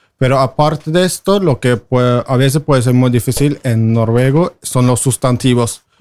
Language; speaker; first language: Spanish; non-native, fluent; Norwegian